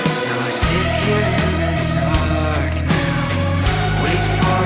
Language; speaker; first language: English; native; English